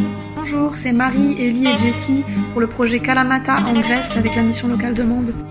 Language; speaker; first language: French; native; French